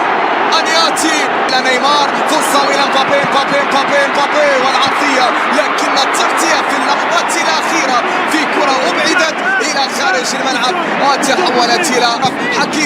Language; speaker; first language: Arabic; native; Arabic